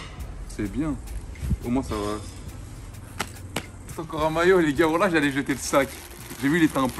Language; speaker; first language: French; native; French